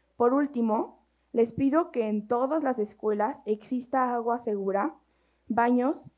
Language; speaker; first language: Spanish; native; Spanish